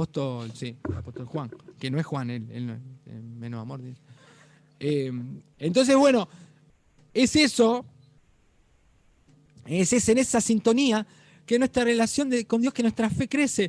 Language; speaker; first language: Spanish; native; Spanish